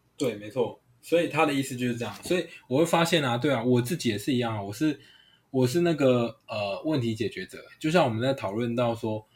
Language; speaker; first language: Chinese; non-native, local second language; Hakka Chinese